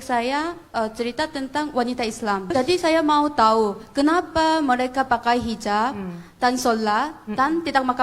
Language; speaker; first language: Indonesian; non-native, fluent; Korean